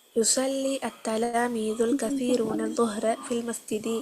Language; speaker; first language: Arabic; non-native, learner; Tamil